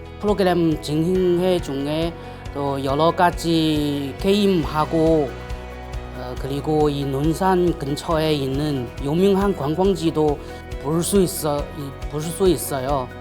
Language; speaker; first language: Korean; non-native, learner; Chinese